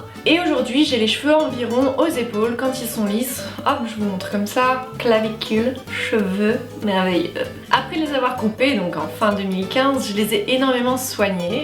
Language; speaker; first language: French; native; French